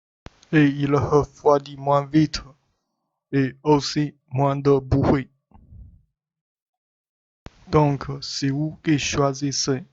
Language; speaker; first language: French; non-native, learner; Chinese